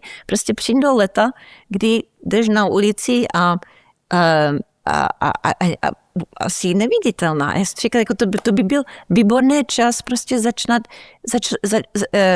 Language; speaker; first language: Czech; early bilingual, heritage; Czech